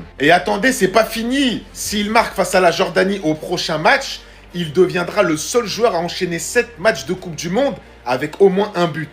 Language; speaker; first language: French; native; French